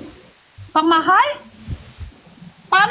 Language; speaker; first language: Filipino; non-native, learner; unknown